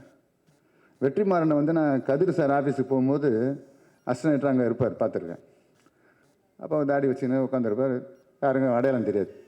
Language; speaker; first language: Tamil; native; Tamil